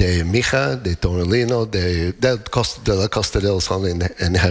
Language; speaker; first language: Spanish; non-native, learner; English